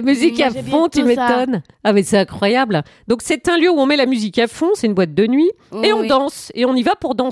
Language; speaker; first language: French; native; French